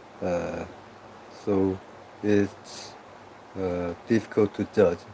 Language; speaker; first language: English; non-native, learner; Korean